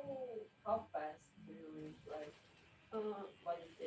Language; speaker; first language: English; non-native, fluent; Ukrainian